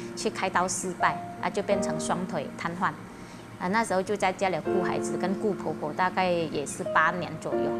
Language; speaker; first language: Chinese; early bilingual, heritage; Chinese